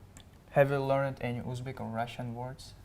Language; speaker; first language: English; non-native, learner; Uzbek